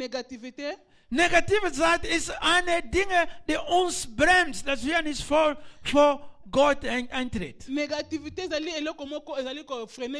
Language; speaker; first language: German; non-native, learner; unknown